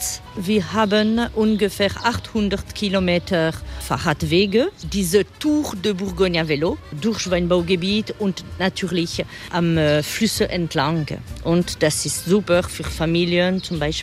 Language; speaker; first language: German; non-native, fluent; French